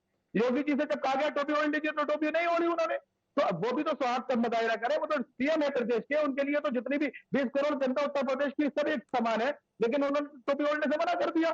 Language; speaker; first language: Hindi; native; Hindi